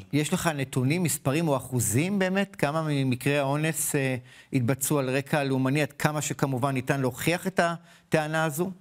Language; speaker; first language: Hebrew; native; Hebrew